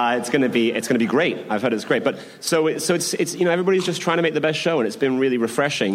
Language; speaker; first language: English; native; English